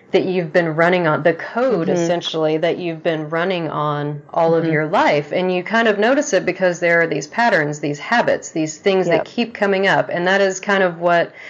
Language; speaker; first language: English; native; English